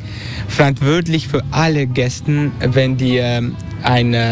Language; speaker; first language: German; non-native, learner; Turkish